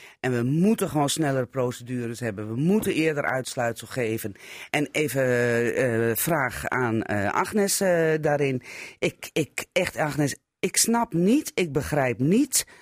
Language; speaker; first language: Dutch; native; Dutch